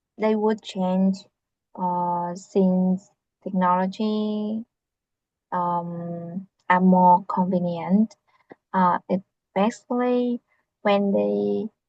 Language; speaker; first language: English; non-native, learner; Vietnamese